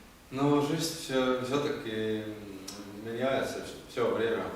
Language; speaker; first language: Russian; non-native, learner; Estonian